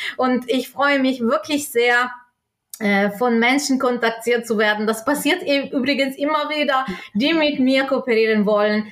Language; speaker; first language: German; non-native, local second language; Italian